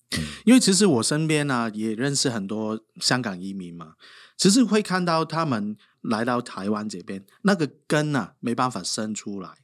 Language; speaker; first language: Chinese; non-native, local second language; Cantonese